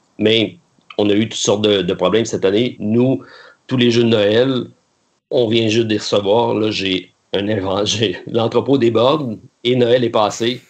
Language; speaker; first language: French; native; French